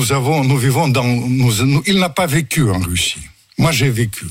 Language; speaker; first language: French; non-native, fluent; Russian